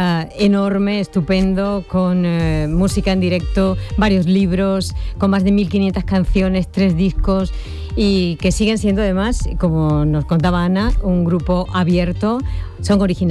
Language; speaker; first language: Spanish; native; Spanish